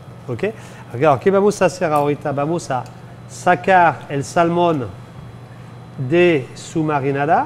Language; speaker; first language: Spanish; non-native, fluent; French